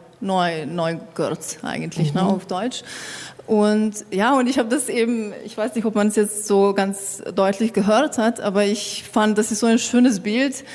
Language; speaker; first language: German; non-native, fluent; Slovenian